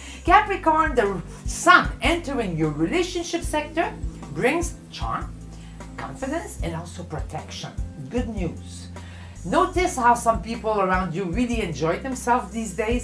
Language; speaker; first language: English; non-native, fluent; French